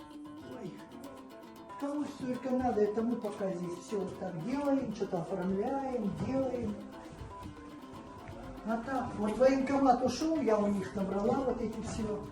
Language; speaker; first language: Russian; native; Russian